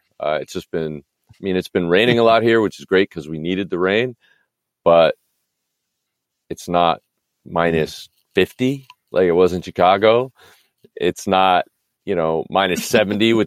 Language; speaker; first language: English; native; English